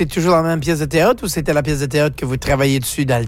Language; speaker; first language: French; native; French